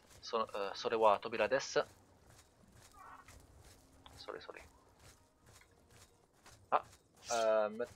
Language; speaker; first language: Japanese; non-native, learner; French